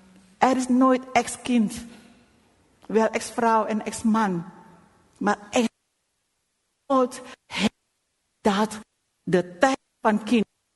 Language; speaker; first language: Dutch; non-native, fluent; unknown